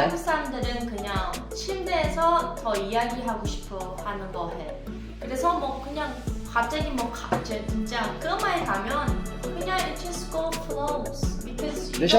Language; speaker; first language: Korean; early bilingual, heritage; Korean